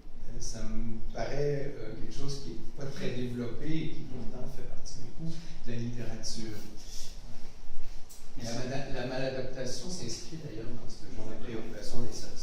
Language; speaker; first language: French; native; French